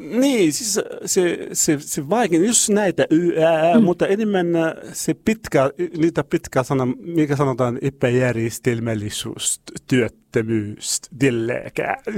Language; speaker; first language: Finnish; non-native, learner; Arabic